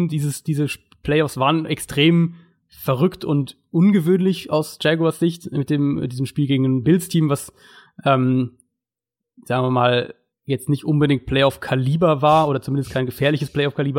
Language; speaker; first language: German; native; German